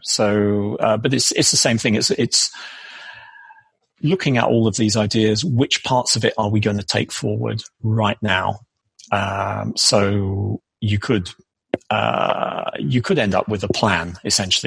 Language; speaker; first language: English; native; English